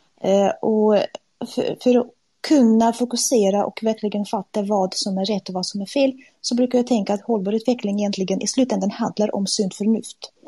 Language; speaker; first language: Swedish; non-native, fluent; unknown